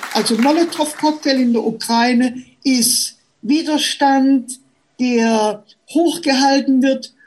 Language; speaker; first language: German; native; German